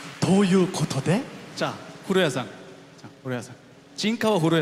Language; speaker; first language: Japanese; non-native, fluent; Korean